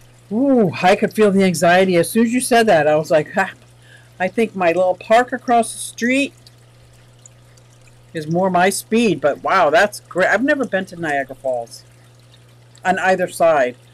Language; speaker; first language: English; native; English